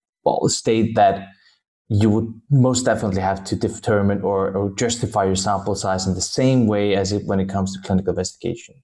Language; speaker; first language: English; non-native, fluent; Danish